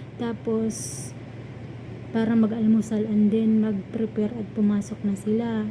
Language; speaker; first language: Filipino; non-native, local second language; Waray